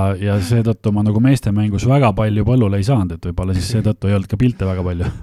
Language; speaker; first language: Estonian; native; Estonian